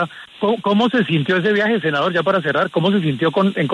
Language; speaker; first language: Spanish; native; Spanish